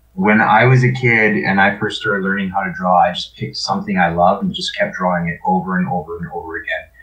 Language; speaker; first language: English; native; English